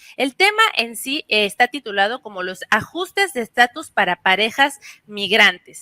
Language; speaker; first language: Spanish; native; Spanish